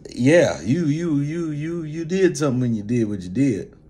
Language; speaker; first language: English; native; English